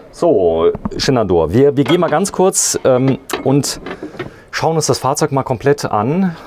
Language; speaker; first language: German; native; German